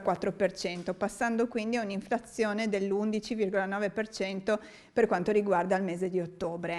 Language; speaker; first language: Italian; native; Italian